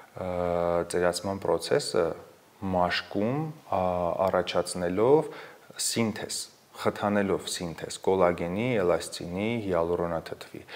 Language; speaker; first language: Armenian; native; Armenian